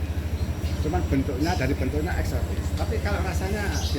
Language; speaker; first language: Indonesian; non-native, local second language; Javanese